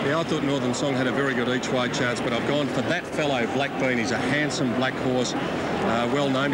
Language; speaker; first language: English; native; English